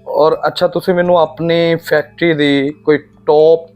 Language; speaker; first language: Urdu; non-native, local second language; Punjabi